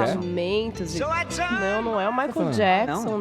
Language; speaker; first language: Portuguese; native; Portuguese